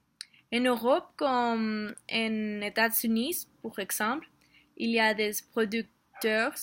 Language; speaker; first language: French; non-native, learner; Spanish